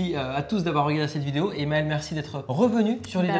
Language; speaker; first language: French; native; French